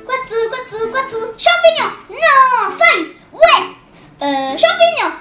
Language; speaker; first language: French; early bilingual, heritage; French